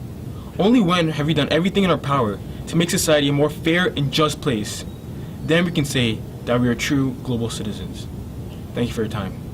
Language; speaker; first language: English; early bilingual, other home language; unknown